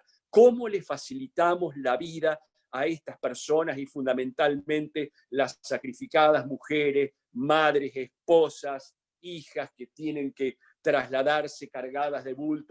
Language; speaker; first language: Spanish; native; Spanish